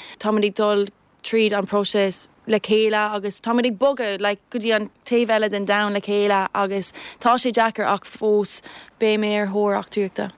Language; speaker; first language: Irish; non-native, local second language; English